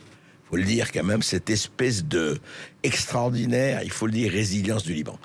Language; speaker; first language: French; native; French